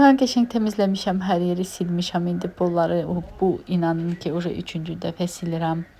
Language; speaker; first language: Azerbaijani; non-native, fluent; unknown